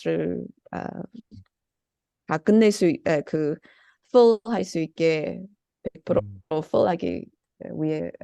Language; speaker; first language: Korean; early bilingual, heritage; Korean